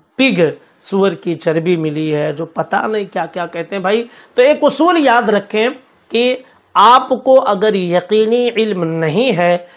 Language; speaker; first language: Urdu; native; Urdu